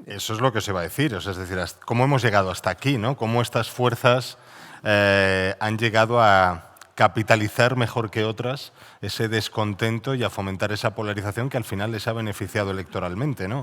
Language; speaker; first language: Spanish; native; Spanish